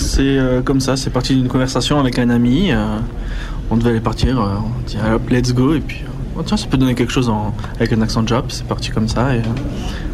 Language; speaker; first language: French; native; French